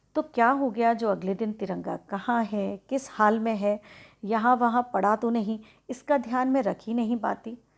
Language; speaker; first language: Hindi; native; Hindi